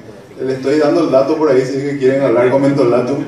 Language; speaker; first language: Spanish; native; Spanish